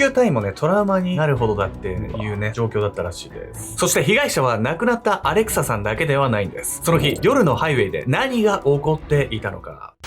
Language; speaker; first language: Japanese; native; Japanese